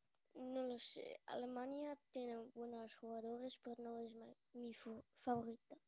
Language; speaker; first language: Spanish; early bilingual, heritage; Spanish